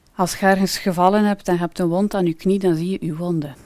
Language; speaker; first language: Dutch; native; Dutch